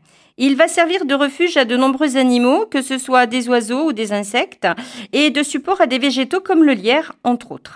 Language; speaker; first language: French; native; French